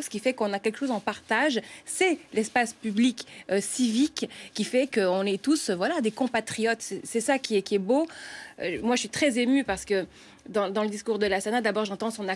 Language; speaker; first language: French; native; French